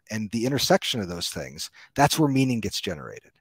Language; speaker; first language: English; native; English